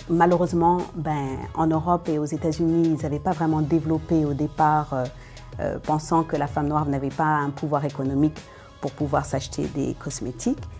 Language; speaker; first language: French; early bilingual, other home language; Wolof